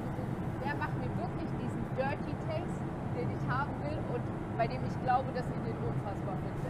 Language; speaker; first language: German; native; German